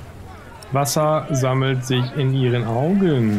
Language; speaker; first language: German; native; German